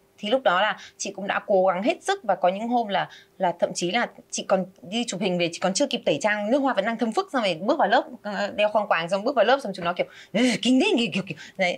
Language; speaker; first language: Vietnamese; early bilingual, other home language; Spanish